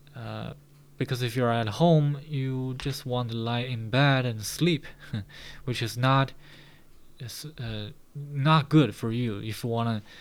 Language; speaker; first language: English; non-native, fluent; Chinese